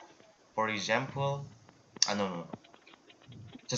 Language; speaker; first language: English; non-native, learner; Korean